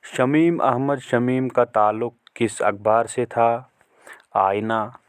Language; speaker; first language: Urdu; non-native, local second language; Kashmiri